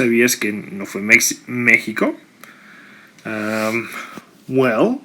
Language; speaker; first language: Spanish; non-native, fluent; English